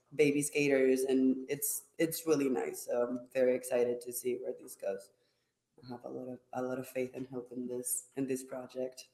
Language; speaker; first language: English; non-native, fluent; Spanish